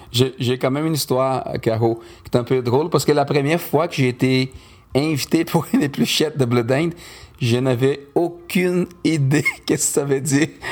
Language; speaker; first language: French; non-native, fluent; Portuguese